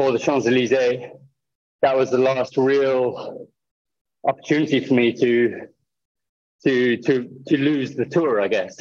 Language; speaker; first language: English; native; English